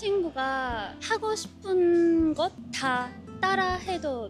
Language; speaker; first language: Korean; non-native, learner; Chinese